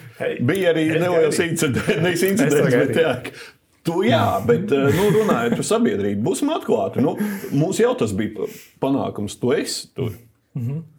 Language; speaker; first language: Latvian; native; Latvian